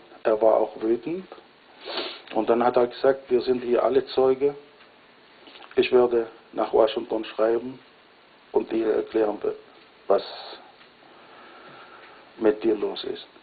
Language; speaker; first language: German; non-native, fluent; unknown